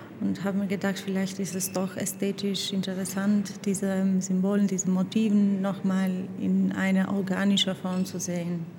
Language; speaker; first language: German; non-native, fluent; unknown